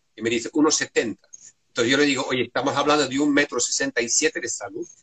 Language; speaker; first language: Spanish; non-native, fluent; Dutch